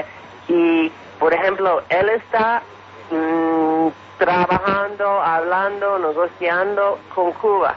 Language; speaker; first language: Spanish; non-native, fluent; English